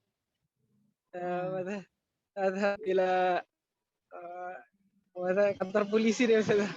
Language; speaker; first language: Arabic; non-native, learner; Indonesian